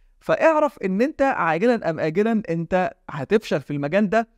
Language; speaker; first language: Arabic; native; Arabic